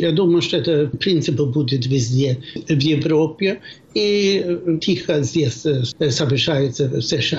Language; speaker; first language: Russian; non-native, fluent; Swedish